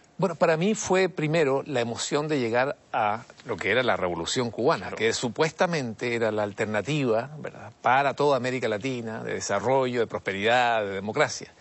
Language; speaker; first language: Spanish; native; Spanish